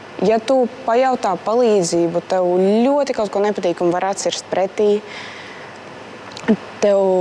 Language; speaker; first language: Latvian; non-native, local second language; Russian